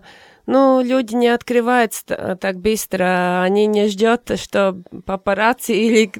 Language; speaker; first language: Russian; non-native, fluent; Latvian